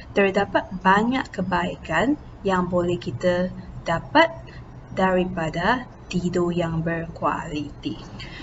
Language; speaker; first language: Malay; non-native, local second language; Chinese